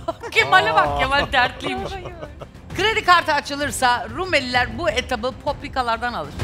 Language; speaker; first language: Turkish; native; Turkish